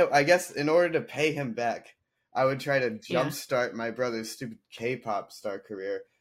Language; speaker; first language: English; native; English